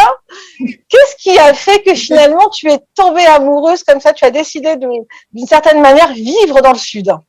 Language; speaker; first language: French; native; French